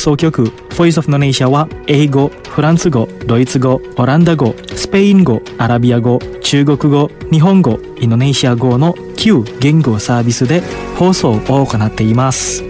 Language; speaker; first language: Japanese; non-native, fluent; Indonesian